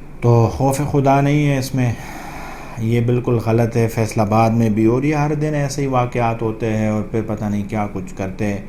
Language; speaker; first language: Urdu; non-native, local second language; Pashto